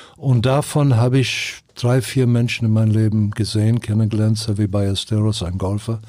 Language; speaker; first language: German; non-native, fluent; English